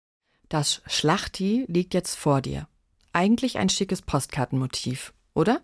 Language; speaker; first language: German; native; German